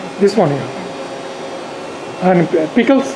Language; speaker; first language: English; non-native, learner; Bangla